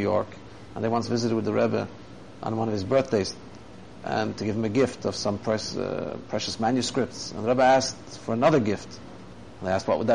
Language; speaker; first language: English; native; English